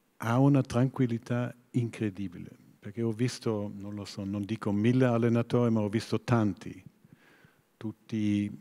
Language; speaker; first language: Italian; non-native, fluent; German